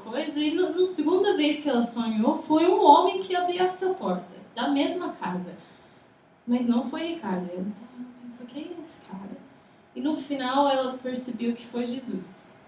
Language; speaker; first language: Portuguese; non-native, fluent; English